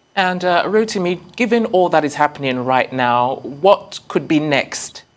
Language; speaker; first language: English; native; English